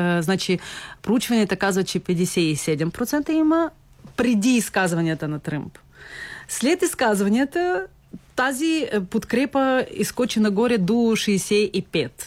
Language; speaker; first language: Bulgarian; early bilingual, heritage; Bulgarian